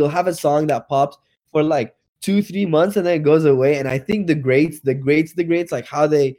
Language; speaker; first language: English; native; English